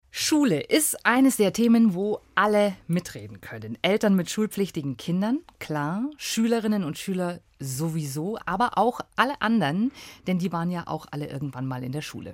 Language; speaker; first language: German; native; German